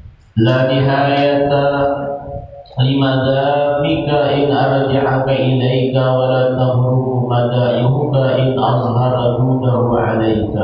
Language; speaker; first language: Arabic; non-native, fluent; Banjar